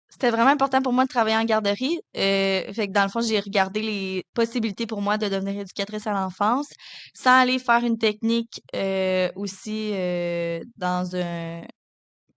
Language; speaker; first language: French; native; French